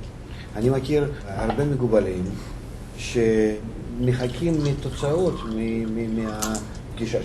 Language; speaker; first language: Hebrew; non-native, fluent; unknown